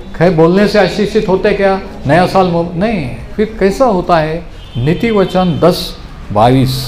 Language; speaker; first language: Hindi; non-native, local second language; Marathi